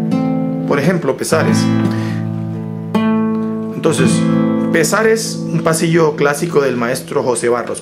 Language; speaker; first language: Spanish; native; Spanish